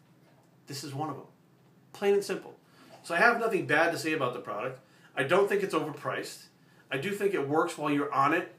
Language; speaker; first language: English; native; English